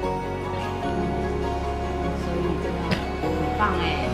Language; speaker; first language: Chinese; native; Chinese